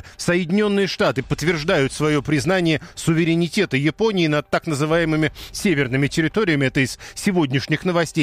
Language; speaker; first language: Russian; native; Russian